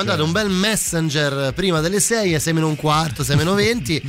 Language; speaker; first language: Italian; native; Italian